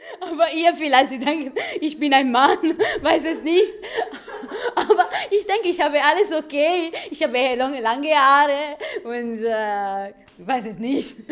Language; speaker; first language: German; non-native, learner; Italian